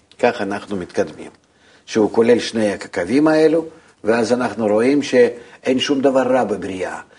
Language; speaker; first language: Hebrew; non-native, fluent; Russian